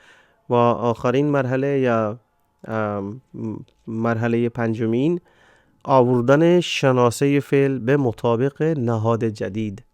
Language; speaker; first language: Persian; non-native, fluent; Urdu